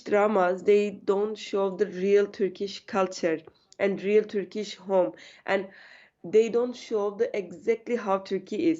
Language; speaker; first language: English; non-native, learner; Turkish